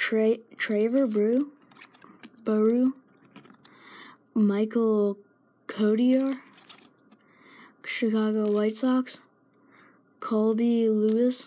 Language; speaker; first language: English; native; English